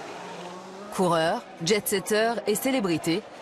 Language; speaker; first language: French; native; French